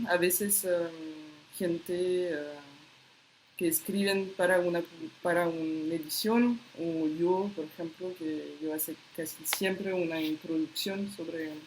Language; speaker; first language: Spanish; non-native, fluent; French